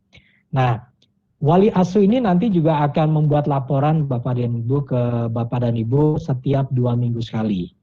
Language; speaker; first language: Indonesian; native; Indonesian